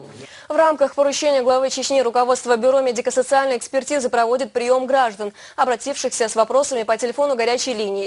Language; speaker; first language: Russian; native; Russian